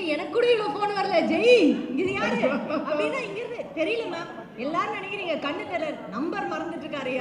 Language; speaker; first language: Tamil; native; Tamil